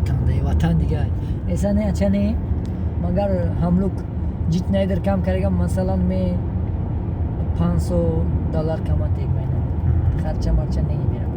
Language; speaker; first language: Hindi; non-native, learner; Tajik